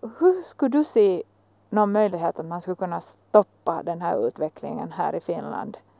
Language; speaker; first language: Swedish; native; Swedish